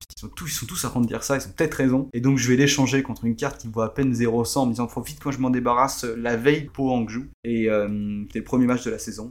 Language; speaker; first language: French; early bilingual, other home language; Portuguese